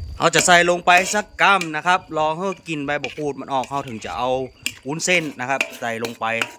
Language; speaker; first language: Thai; native; Thai